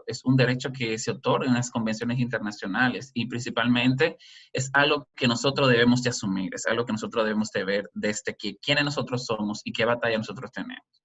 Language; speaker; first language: Spanish; native; Spanish